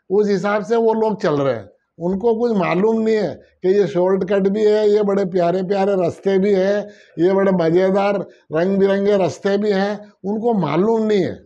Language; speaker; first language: Hindi; native; Hindi